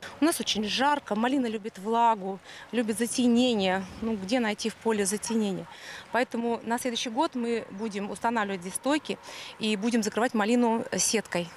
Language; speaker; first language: Russian; native; Russian